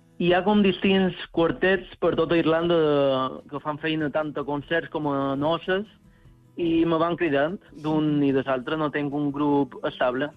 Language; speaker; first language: Catalan; native; Catalan